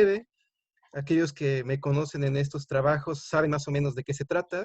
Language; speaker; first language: Spanish; native; Spanish